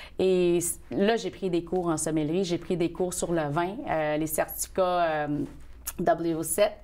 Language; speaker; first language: French; early bilingual, other home language; Vietnamese